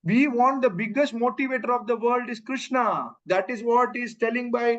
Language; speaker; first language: English; non-native, local second language; Malayalam